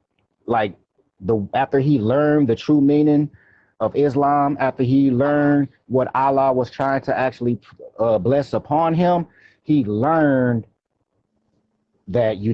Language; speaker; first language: English; native; English